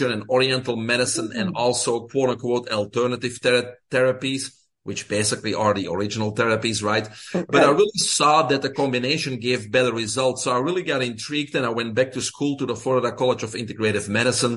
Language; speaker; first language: English; non-native, fluent; Dutch